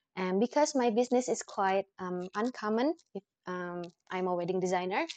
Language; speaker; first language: English; non-native, fluent; Indonesian